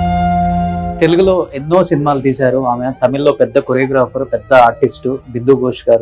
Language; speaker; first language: Telugu; native; Telugu